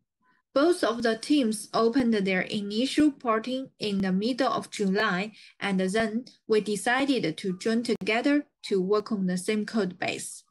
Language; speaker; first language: English; non-native, fluent; Chinese